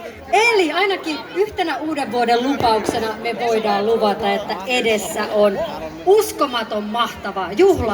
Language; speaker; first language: Finnish; native; Finnish